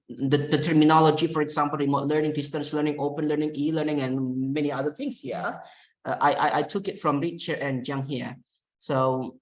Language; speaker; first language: English; non-native, fluent; Indonesian